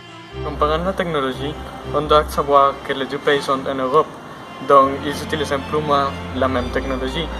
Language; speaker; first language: French; non-native, learner; Spanish